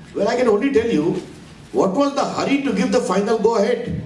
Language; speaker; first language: English; non-native, local second language; Hindi